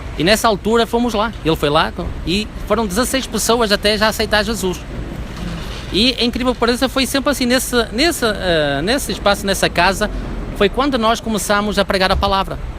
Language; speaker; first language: Portuguese; native; Portuguese